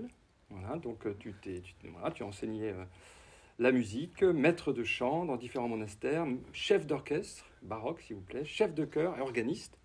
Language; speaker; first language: French; native; French